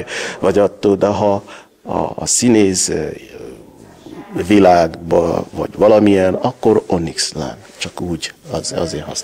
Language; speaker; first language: Hungarian; non-native, learner; Yoruba